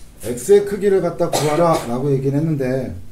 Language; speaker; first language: Korean; native; Korean